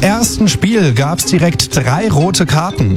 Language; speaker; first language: German; native; German